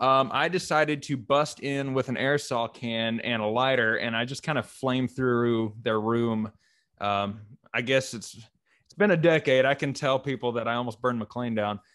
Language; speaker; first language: English; native; English